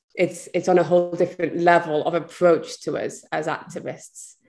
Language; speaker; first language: English; native; English